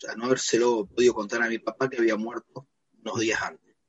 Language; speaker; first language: Spanish; native; Spanish